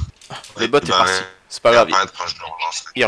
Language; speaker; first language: French; native; French